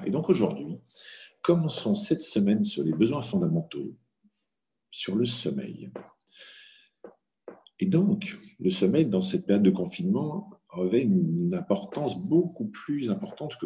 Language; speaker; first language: French; native; French